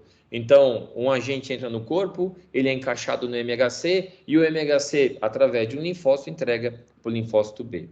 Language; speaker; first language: Portuguese; native; Portuguese